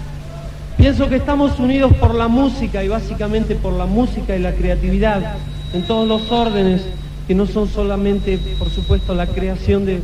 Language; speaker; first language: Spanish; native; Spanish